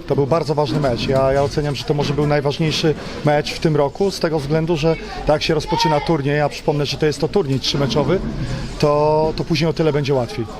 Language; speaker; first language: Polish; native; Polish